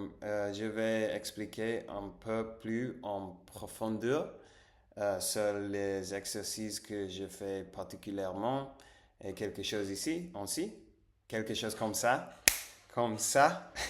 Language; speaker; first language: French; non-native, fluent; Spanish